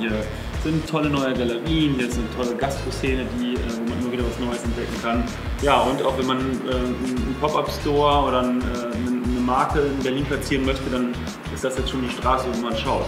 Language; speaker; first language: German; native; German